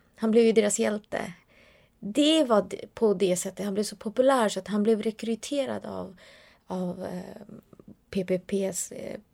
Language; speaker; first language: Swedish; early bilingual, other home language; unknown